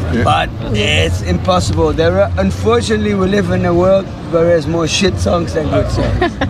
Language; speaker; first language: English; non-native, fluent; German